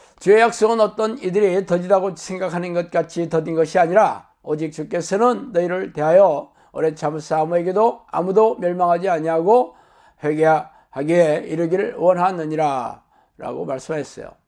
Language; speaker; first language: Korean; native; Korean